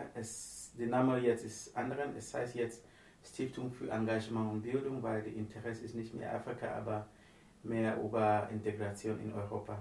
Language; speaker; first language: German; non-native, learner; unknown